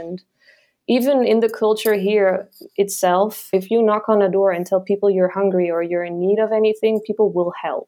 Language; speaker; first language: English; non-native, fluent; Dutch